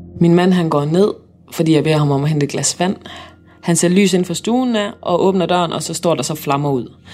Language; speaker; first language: Danish; native; Danish